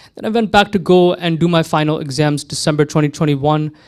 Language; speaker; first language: English; early bilingual, other home language; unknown